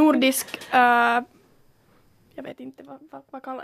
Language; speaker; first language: Swedish; non-native, local second language; Finnish